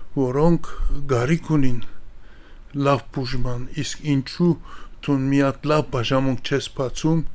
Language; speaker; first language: Armenian; early bilingual, heritage; Armenian